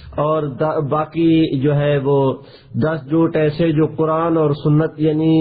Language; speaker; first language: Urdu; non-native, local second language; Punjabi